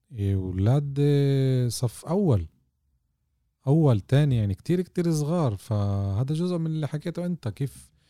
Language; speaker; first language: Arabic; native; Arabic